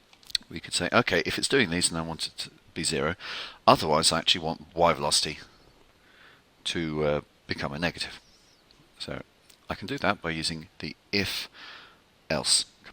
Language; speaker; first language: English; native; English